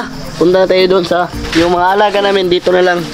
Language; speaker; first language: Filipino; non-native, local second language; Cebuano